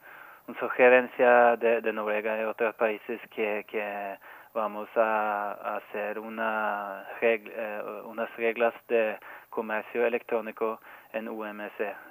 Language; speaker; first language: Spanish; non-native, fluent; Norwegian